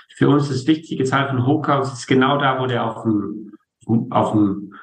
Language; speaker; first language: German; non-native, fluent; Danish